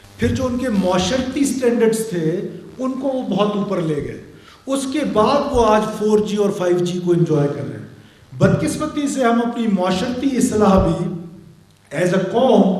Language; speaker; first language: Urdu; non-native, local second language; Baluchi